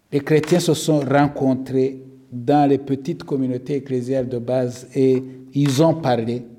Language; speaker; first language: French; non-native, local second language; Kinyarwanda